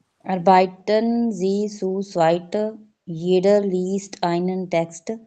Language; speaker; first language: German; non-native, learner; Hindi